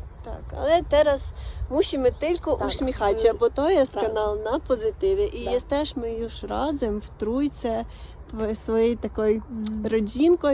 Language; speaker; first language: Polish; non-native, fluent; Russian